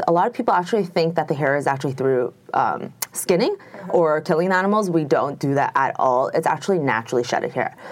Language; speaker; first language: English; native; English